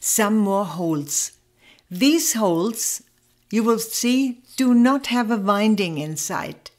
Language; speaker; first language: English; non-native, fluent; German